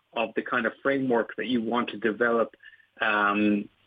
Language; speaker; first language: English; native; English